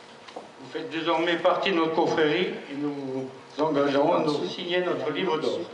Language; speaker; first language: French; native; French